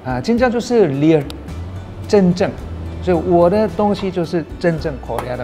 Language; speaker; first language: Chinese; non-native, fluent; Korean